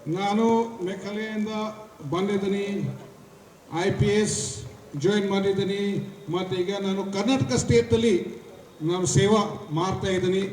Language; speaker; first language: Kannada; non-native, fluent; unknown